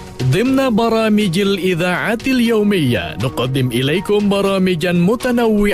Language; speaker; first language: Arabic; non-native, fluent; Indonesian